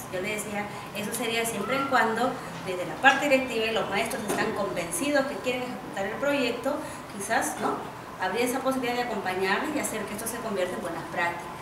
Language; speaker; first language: Spanish; native; Spanish